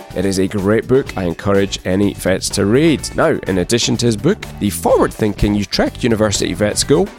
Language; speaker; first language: English; native; English